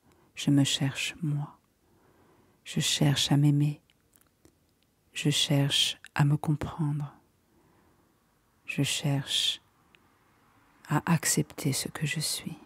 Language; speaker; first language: French; native; French